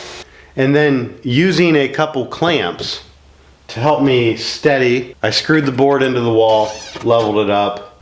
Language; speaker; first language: English; native; English